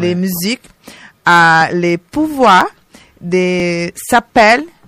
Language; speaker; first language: French; non-native, learner; Portuguese